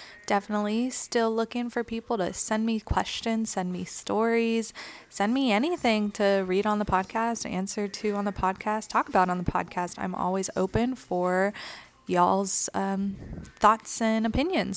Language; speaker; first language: English; early bilingual, other home language; Spanish